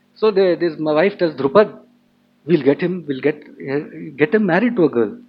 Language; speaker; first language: English; non-native, local second language; Tamil